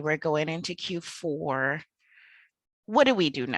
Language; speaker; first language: English; native; English